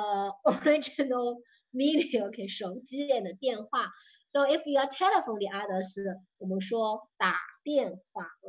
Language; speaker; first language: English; non-native, fluent; Chinese